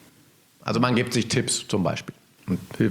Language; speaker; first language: German; native; German